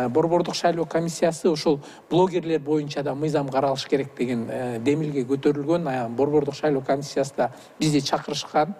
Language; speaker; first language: Kyrgyz; native; Kyrgyz